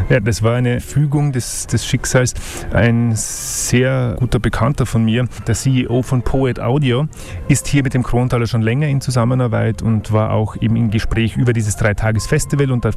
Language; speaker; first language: German; native; German